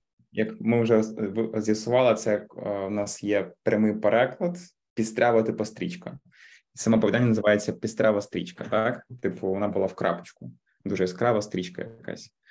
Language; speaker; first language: Ukrainian; native; Ukrainian